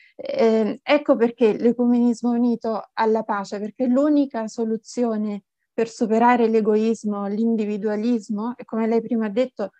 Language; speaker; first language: Italian; native; Italian